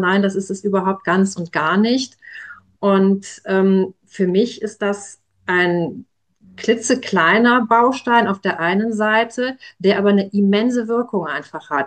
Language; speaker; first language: German; native; German